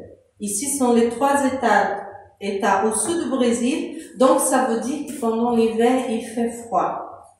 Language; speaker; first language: French; non-native, fluent; Portuguese